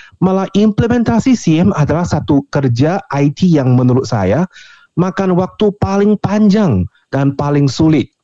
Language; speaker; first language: Indonesian; non-native, fluent; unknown